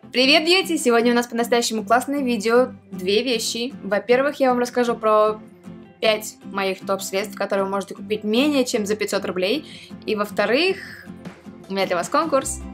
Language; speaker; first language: Russian; native; Russian